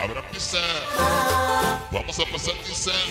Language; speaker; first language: Spanish; native; Spanish